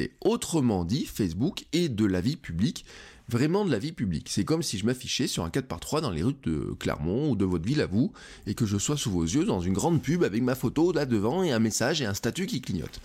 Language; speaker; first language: French; native; French